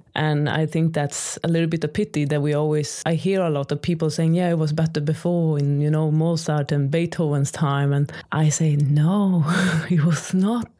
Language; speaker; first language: English; non-native, fluent; Swedish